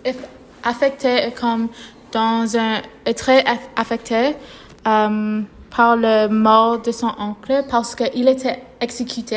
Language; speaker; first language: French; non-native, learner; English